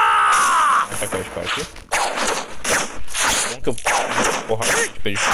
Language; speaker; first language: Portuguese; native; Portuguese